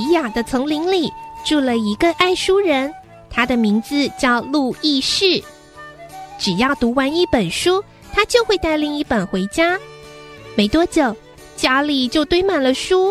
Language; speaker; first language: Chinese; native; Chinese